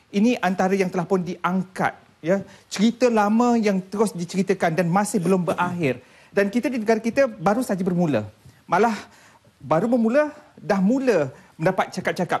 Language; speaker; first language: Malay; native; Malay